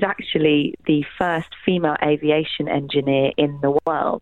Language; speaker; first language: English; native; English